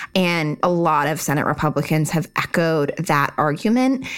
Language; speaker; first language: English; native; English